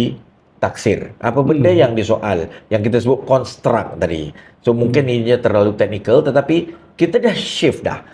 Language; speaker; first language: Malay; native; Malay